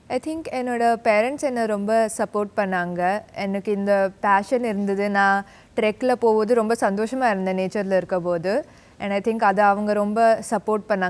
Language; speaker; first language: Tamil; early bilingual, heritage; Tamil